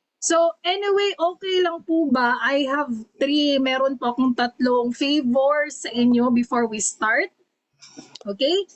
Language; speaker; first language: Filipino; non-native, local second language; Cebuano